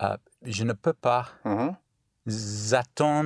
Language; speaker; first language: French; non-native, learner; English